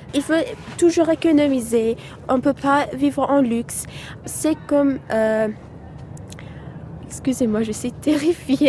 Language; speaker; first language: French; non-native, fluent; Persian